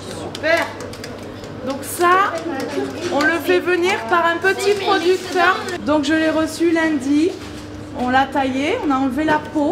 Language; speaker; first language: French; native; French